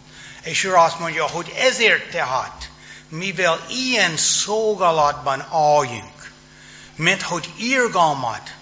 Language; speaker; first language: Hungarian; non-native, fluent; English